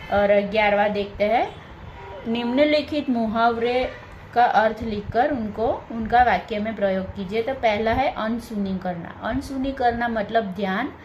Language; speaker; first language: Hindi; non-native, local second language; Gujarati